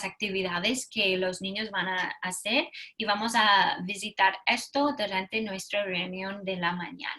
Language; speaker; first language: Spanish; non-native, fluent; English